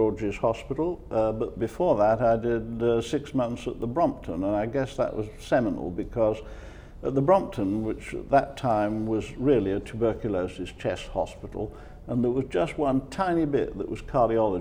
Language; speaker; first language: English; native; English